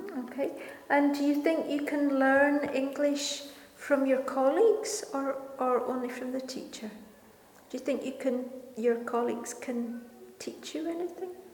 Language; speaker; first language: English; non-native, fluent; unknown